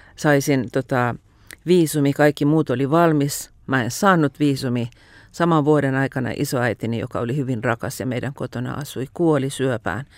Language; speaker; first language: Finnish; non-native, fluent; Persian